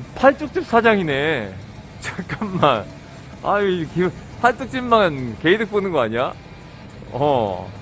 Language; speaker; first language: Korean; native; Korean